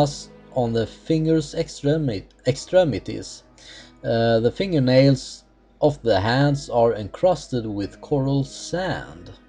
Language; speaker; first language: English; non-native, fluent; Swedish